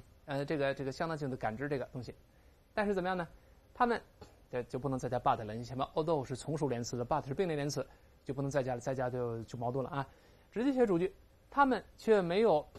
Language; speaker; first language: Chinese; native; Chinese